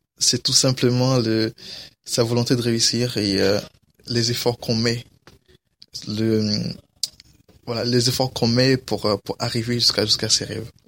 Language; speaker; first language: French; native; French